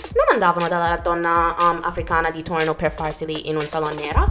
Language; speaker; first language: Italian; non-native, fluent; Jamaican Creole English